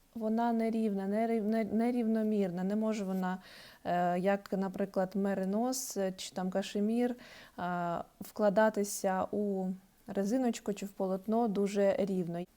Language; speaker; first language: Ukrainian; non-native, local second language; Russian